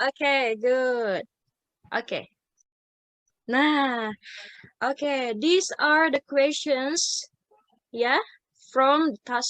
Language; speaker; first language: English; non-native, learner; Indonesian